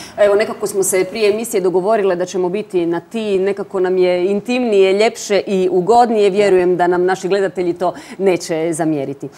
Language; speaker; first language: Croatian; native; Croatian